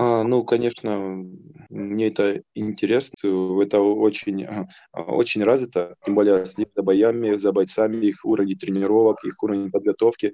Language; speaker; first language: Russian; native; Russian